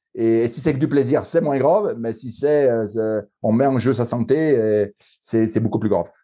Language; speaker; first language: French; native; French